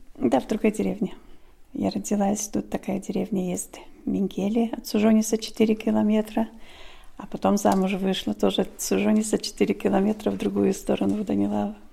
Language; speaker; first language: Russian; non-native, local second language; Polish